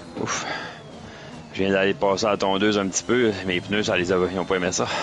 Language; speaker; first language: French; native; French